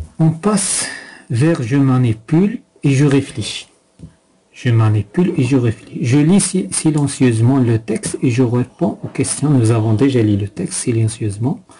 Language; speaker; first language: French; non-native, local second language; Arabic